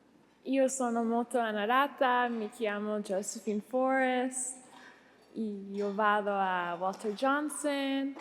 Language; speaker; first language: Italian; non-native, learner; English